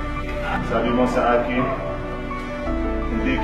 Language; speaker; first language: Filipino; non-native, learner; Arabic